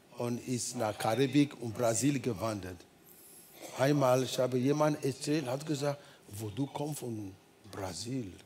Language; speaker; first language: German; non-native, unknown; Ewe